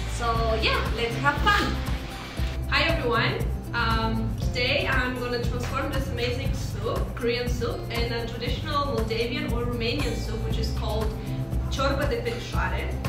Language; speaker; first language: English; non-native, fluent; Romanian